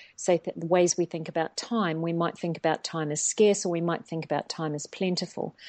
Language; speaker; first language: English; native; English